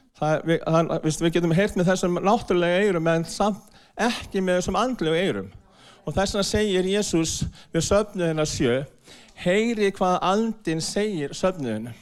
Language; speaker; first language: Icelandic; non-native, fluent; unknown